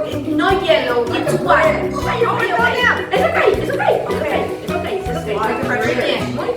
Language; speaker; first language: English; non-native, learner; Spanish